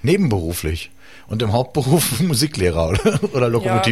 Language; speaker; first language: German; native; German